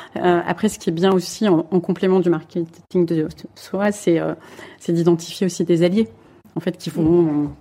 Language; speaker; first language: French; native; French